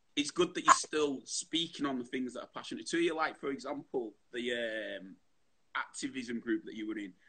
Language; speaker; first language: English; native; English